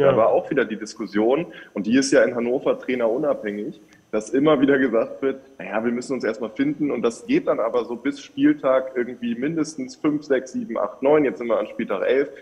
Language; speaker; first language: German; native; German